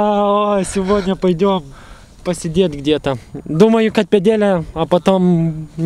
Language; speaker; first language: Russian; non-native, learner; Lithuanian